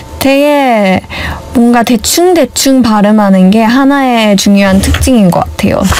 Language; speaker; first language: Korean; early bilingual, heritage; Korean